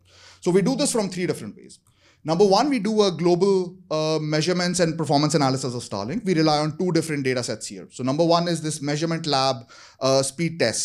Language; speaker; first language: English; non-native, fluent; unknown